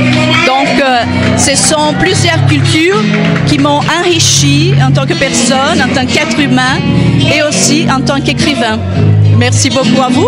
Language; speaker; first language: French; non-native, fluent; Portuguese